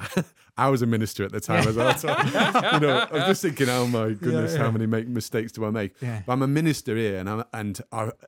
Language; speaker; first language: English; native; English